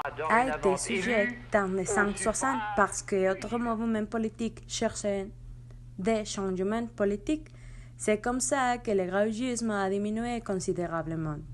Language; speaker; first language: French; non-native, learner; Spanish